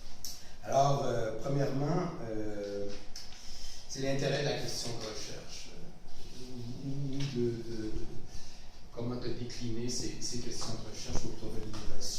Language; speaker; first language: French; native; French